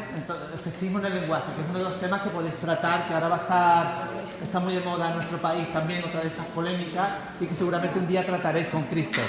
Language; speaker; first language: Spanish; native; Spanish